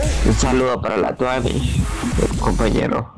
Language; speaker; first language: Spanish; native; Spanish